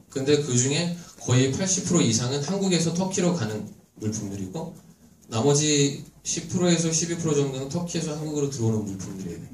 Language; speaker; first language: Korean; non-native, fluent; Turkish